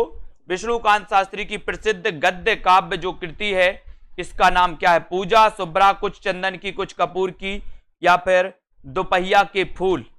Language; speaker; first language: Hindi; native; Hindi